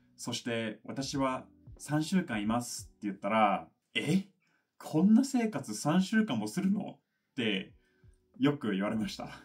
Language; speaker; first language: Japanese; non-native, fluent; English